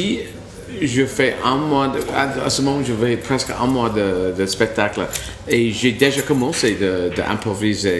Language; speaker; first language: French; non-native, learner; English